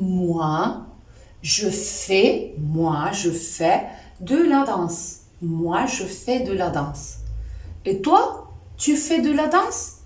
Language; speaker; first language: French; non-native, fluent; Spanish